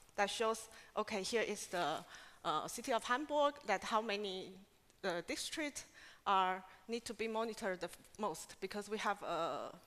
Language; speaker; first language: English; non-native, fluent; Chinese